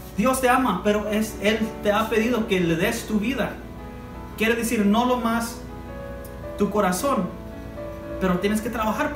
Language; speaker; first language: Spanish; early bilingual, heritage; Spanish